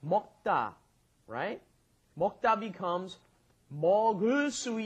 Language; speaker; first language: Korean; non-native, fluent; English